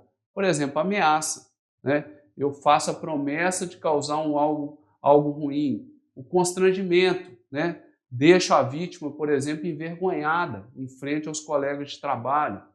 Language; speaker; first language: Portuguese; native; Portuguese